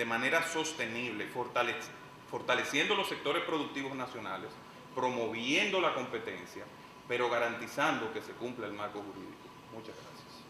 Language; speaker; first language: Spanish; native; Spanish